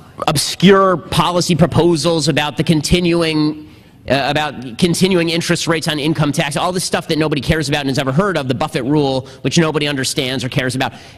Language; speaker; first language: English; native; English